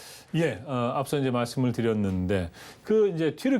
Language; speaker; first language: Korean; native; Korean